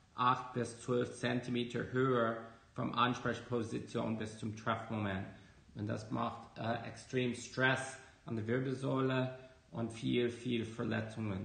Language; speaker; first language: German; non-native, fluent; English